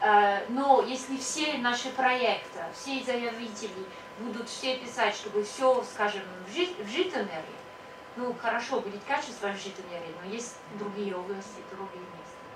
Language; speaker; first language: Russian; non-native, fluent; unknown